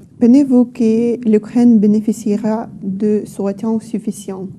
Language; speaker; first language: French; non-native, learner; Ukrainian